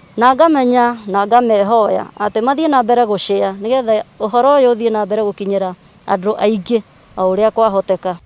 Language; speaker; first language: Kikuyu; native; Kikuyu